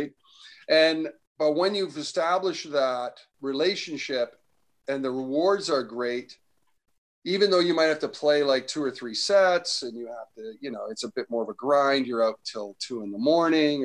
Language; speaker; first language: English; native; English